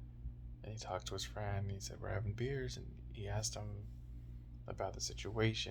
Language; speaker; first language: English; native; English